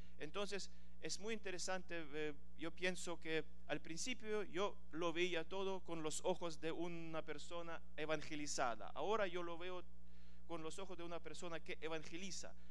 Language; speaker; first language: Spanish; non-native, fluent; Ukrainian